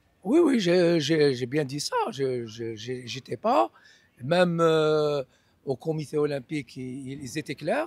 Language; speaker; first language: French; non-native, local second language; Arabic